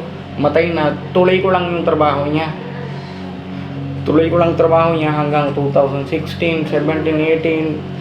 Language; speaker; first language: Filipino; non-native, learner; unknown